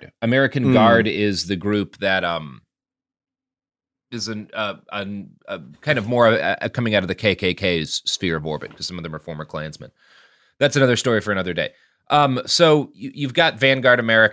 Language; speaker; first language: English; native; English